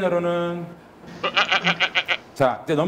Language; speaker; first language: Korean; native; Korean